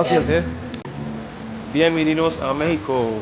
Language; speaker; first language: Spanish; non-native, learner; English